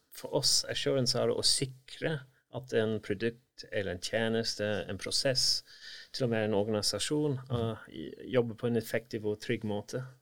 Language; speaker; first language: Norwegian; non-native, fluent; English